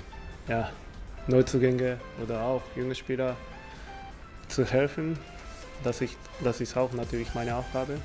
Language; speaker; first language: German; non-native, fluent; Japanese